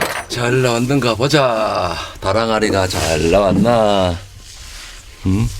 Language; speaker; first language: Korean; native; Korean